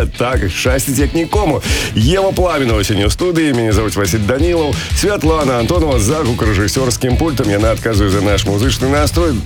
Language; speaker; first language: Belarusian; non-native, local second language; Russian